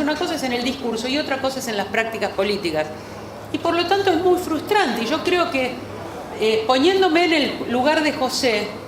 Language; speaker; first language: Spanish; native; Spanish